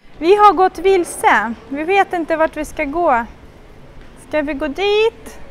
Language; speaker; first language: Swedish; non-native, fluent; Russian